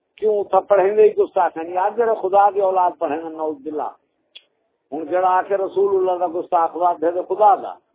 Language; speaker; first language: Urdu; non-native, local second language; Punjabi